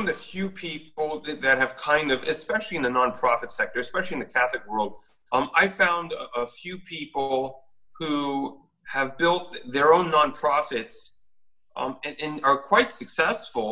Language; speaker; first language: English; native; English